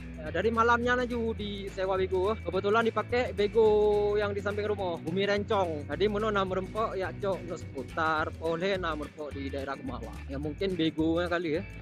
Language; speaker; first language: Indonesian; non-native, local second language; Achinese